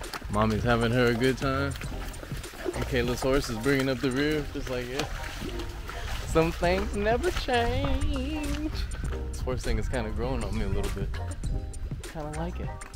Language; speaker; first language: English; native; English